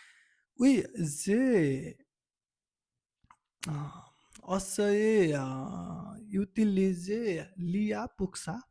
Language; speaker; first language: French; non-native, learner; Nepali